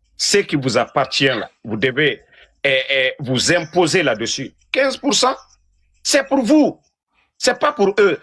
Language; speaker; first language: French; non-native, local second language; Mandingo